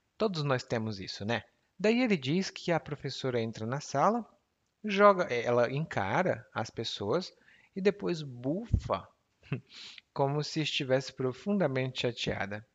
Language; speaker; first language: Portuguese; native; Portuguese